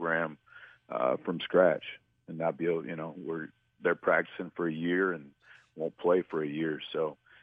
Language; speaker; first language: English; native; English